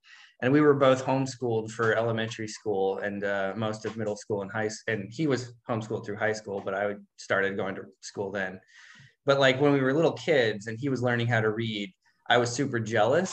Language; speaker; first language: English; native; English